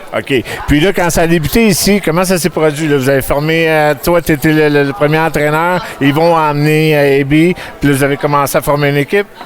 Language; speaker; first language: French; native; French